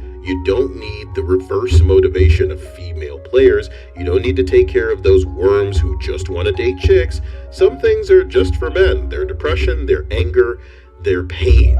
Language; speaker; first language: English; native; English